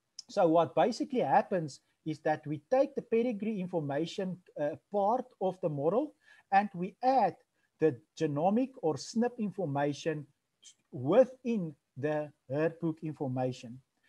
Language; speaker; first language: English; non-native, local second language; Afrikaans